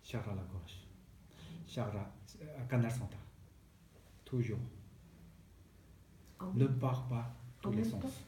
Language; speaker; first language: French; non-native, learner; Tibetan